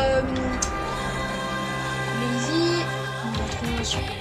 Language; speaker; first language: French; native; French